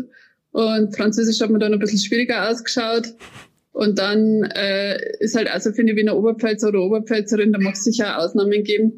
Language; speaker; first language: German; native; German